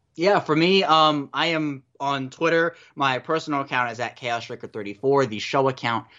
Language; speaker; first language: English; native; English